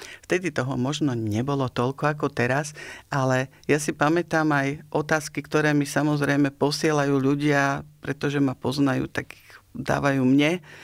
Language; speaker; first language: Slovak; native; Slovak